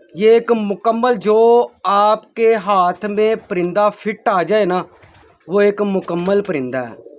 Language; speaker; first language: Urdu; non-native, local second language; Punjabi